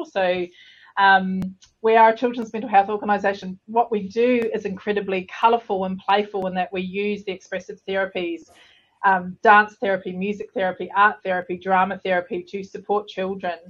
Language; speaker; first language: English; native; English